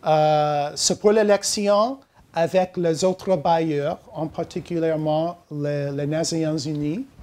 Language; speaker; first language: French; non-native, learner; English